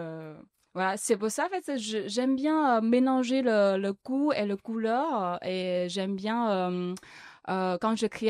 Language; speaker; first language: French; non-native, learner; Chinese